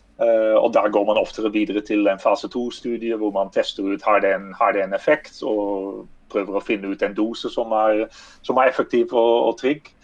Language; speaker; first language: Norwegian; non-native, fluent; Dutch